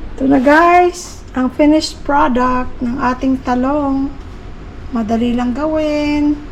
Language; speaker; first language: Filipino; native; Filipino